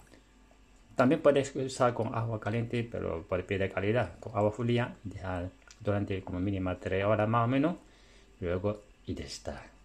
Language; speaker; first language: Spanish; non-native, learner; Chinese